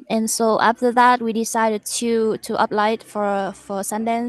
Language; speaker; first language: English; non-native, learner; Vietnamese